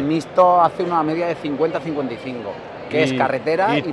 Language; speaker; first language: Spanish; native; Spanish